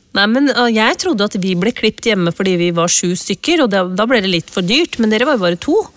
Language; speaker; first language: Norwegian; early bilingual, other home language; Urdu